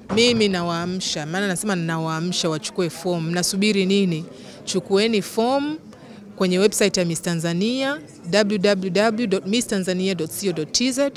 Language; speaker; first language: Swahili; native; Swahili